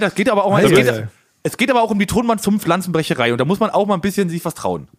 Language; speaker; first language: German; native; German